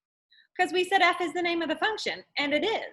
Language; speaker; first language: English; native; English